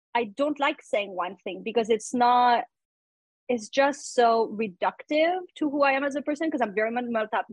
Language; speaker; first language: English; non-native, fluent; French